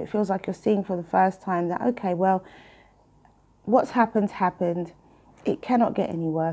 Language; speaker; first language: English; native; English